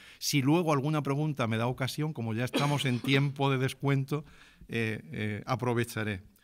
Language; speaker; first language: Spanish; native; Spanish